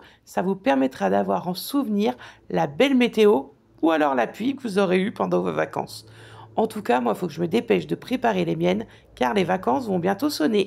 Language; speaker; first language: French; native; French